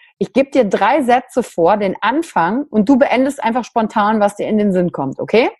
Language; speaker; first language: German; native; German